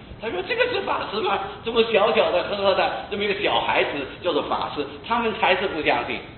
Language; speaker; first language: Chinese; non-native, local second language; Hakka Chinese